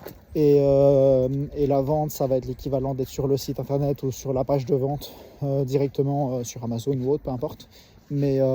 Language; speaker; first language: French; native; French